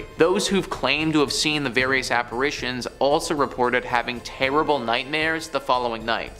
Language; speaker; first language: English; native; English